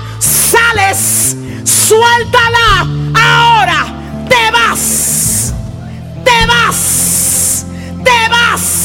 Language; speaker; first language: Spanish; native; Spanish